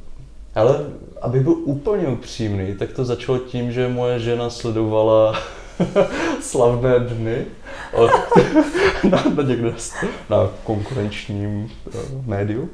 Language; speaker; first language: Czech; native; Czech